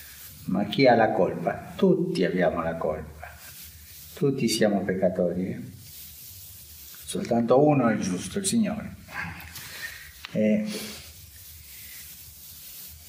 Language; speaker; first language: Italian; early bilingual, heritage; Spanish